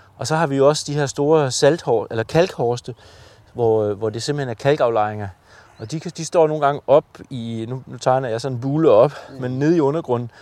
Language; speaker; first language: Danish; native; Danish